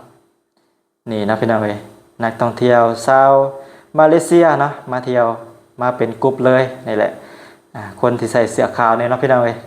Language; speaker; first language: Thai; non-native, local second language; Northeastern Thai